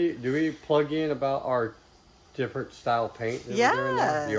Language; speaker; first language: English; native; English